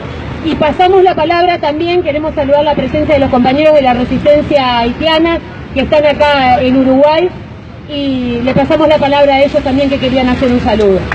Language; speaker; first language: Spanish; native; Spanish